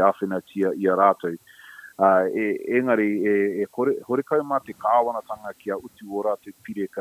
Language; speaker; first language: Māori; non-native, local second language; English